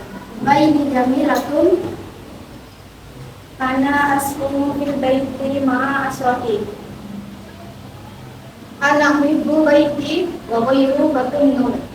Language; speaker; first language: Arabic; non-native, learner; Indonesian